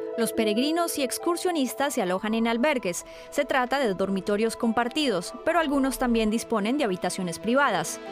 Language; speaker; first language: Spanish; native; Spanish